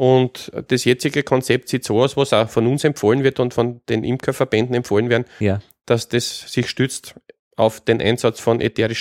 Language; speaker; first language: German; native; German